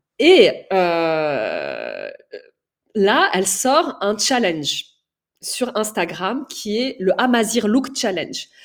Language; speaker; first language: French; native; French